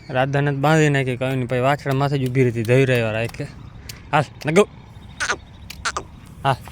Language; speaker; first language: Gujarati; native; Gujarati